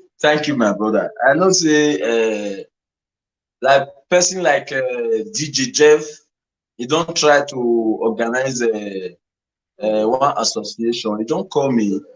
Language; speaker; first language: Nigerian Pidgin; non-native, local second language; Bini